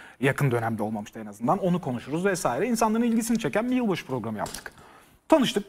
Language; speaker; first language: Turkish; native; Turkish